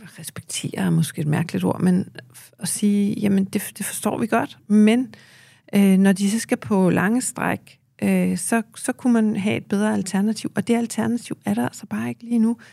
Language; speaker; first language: Danish; native; Danish